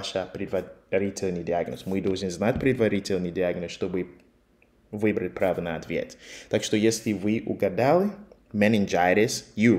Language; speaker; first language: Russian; non-native, fluent; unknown